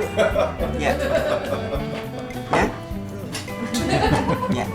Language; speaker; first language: English; non-native, learner; Khmer